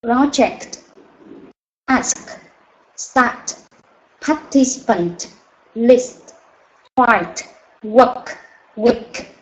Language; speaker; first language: English; non-native, learner; Vietnamese